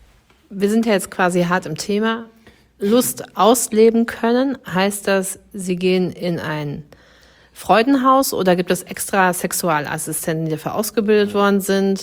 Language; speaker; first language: German; native; German